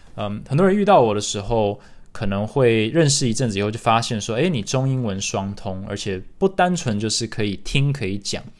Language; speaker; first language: Chinese; early bilingual, other home language; English